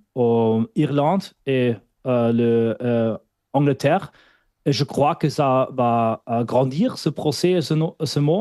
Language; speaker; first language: French; non-native, fluent; German